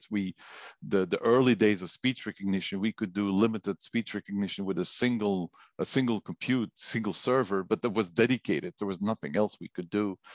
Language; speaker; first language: English; non-native, fluent; Dutch